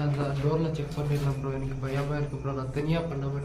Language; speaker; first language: Tamil; non-native, local second language; Kannada